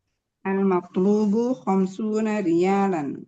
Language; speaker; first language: Arabic; non-native, learner; Indonesian